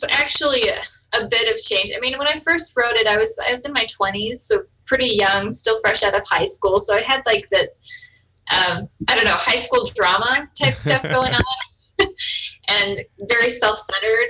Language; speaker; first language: English; non-native, fluent; German